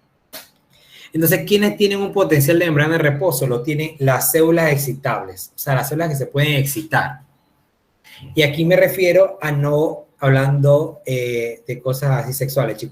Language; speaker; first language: Spanish; native; Spanish